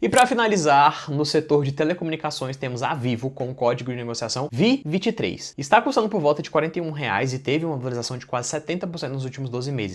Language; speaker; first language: Portuguese; native; Portuguese